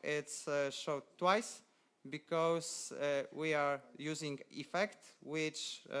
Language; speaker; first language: English; non-native, fluent; Polish